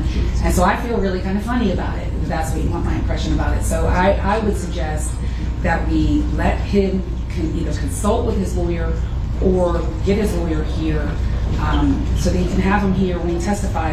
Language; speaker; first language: English; native; English